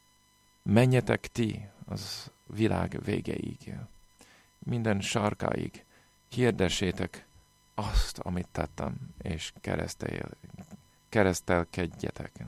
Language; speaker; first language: Hungarian; non-native, fluent; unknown